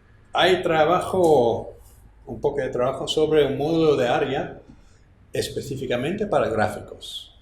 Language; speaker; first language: Spanish; non-native, fluent; English